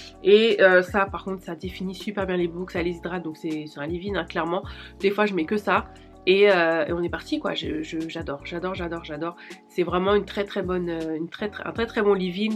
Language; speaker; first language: French; native; French